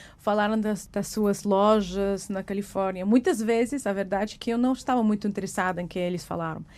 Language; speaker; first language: Portuguese; non-native, fluent; Russian